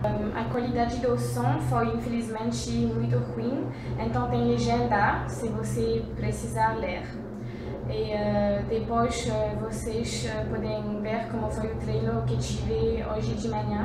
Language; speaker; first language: Portuguese; non-native, learner; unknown